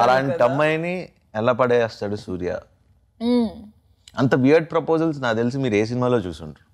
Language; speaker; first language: Telugu; native; Telugu